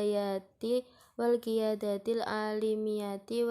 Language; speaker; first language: Arabic; non-native, learner; Indonesian